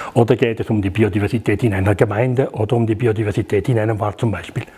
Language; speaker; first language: German; native; German